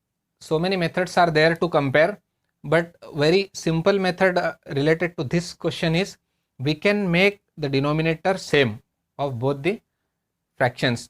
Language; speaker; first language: English; non-native, local second language; Hindi